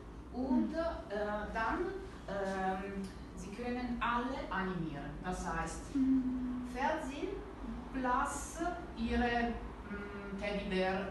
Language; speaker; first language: German; non-native, learner; Italian